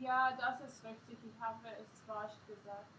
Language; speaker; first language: German; non-native, learner; English